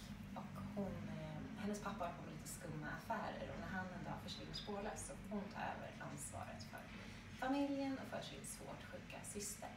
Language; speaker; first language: Swedish; native; Swedish